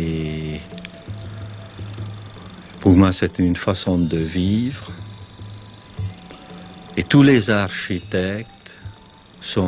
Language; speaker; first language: French; non-native, fluent; Hungarian